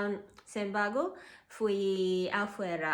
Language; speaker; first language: Spanish; non-native, learner; Cantonese